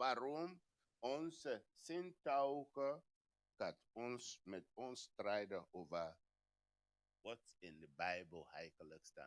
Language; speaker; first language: Dutch; non-native, fluent; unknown